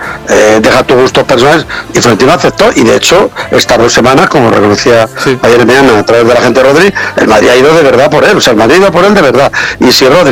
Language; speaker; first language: Spanish; native; Spanish